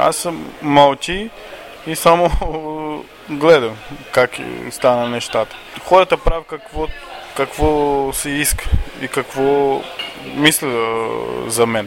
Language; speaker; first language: Bulgarian; non-native, learner; Portuguese